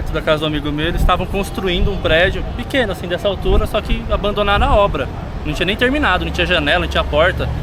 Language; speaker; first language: Portuguese; native; Portuguese